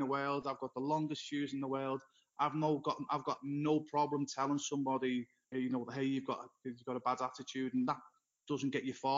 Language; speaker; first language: English; native; English